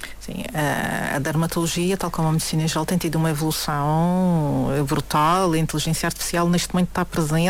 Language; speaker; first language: Portuguese; native; Portuguese